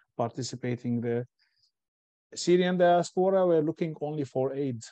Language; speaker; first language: English; non-native, fluent; Arabic